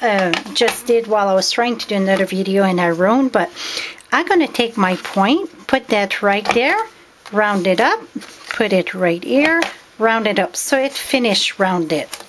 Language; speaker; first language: English; non-native, fluent; French